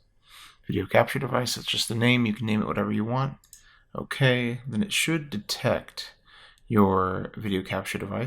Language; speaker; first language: English; native; English